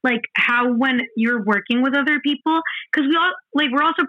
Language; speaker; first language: English; non-native, fluent; Spanish